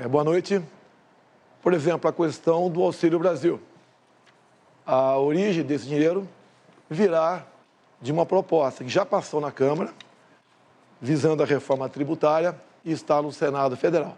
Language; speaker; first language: Portuguese; native; Portuguese